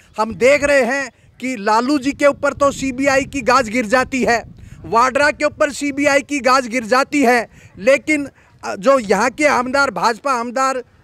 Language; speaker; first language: Hindi; native; Hindi